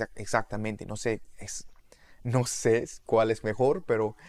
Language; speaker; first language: Spanish; non-native, learner; English